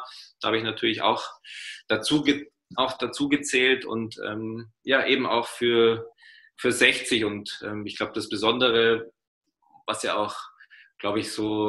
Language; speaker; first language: German; native; German